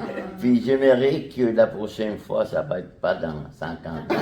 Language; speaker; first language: French; non-native, fluent; Spanish